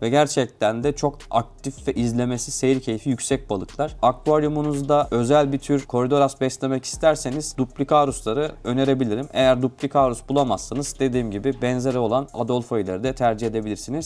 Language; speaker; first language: Turkish; native; Turkish